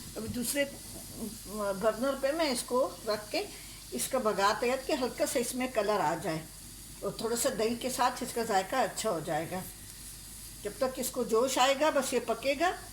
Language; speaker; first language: Urdu; non-native, local second language; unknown